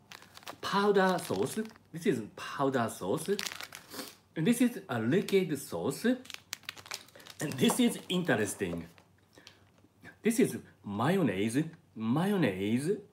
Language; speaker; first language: English; non-native, learner; Japanese